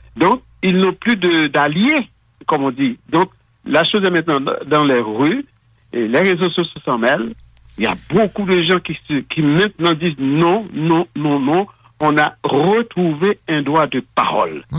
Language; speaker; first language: French; non-native, local second language; Haitian Creole